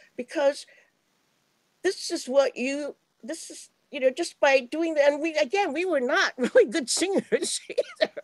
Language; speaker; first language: English; native; English